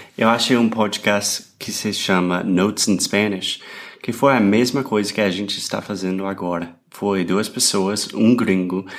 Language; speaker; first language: Portuguese; non-native, fluent; English